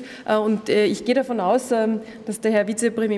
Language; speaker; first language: German; native; German